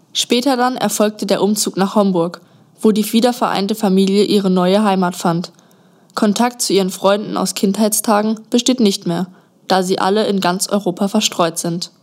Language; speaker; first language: German; native; German